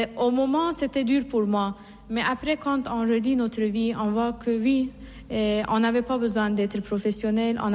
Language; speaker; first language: French; non-native, fluent; Persian